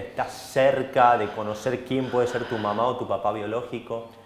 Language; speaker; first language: Spanish; native; Spanish